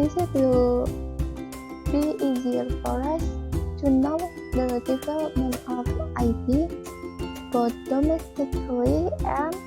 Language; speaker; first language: English; non-native, learner; Indonesian